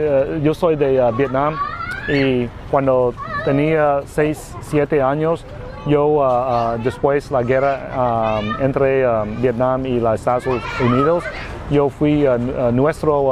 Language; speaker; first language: Spanish; non-native, learner; Vietnamese